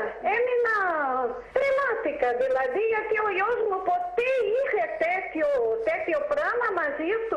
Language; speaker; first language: Greek; non-native, fluent; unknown